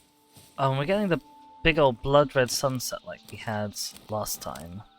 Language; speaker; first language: English; native; English